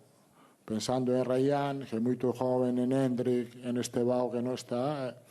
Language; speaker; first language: Portuguese; non-native, learner; Italian